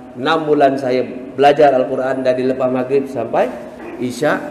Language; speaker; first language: Malay; native; Malay